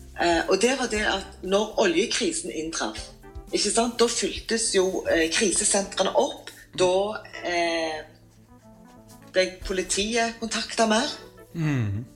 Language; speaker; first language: Norwegian; native; Norwegian